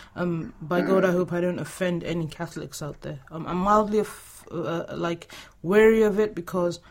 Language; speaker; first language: English; non-native, local second language; Yoruba